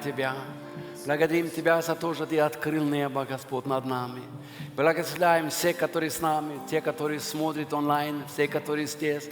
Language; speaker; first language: Russian; non-native, fluent; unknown